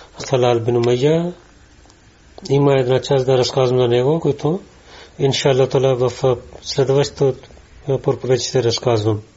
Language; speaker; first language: Bulgarian; non-native, learner; Urdu